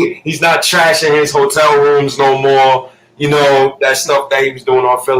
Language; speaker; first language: English; native; English